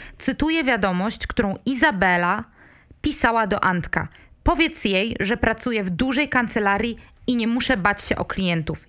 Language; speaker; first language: Polish; native; Polish